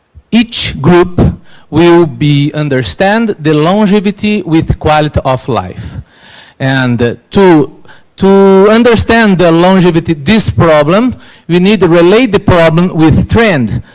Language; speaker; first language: English; non-native, learner; Portuguese